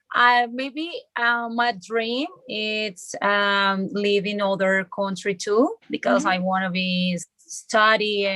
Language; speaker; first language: English; non-native, learner; Spanish